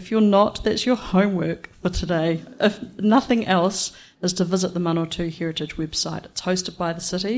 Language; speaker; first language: English; native; English